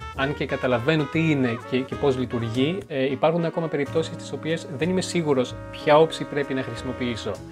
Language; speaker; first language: Greek; non-native, fluent; French